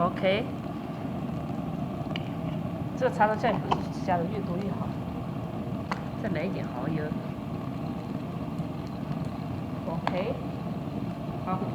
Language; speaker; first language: Chinese; native; Chinese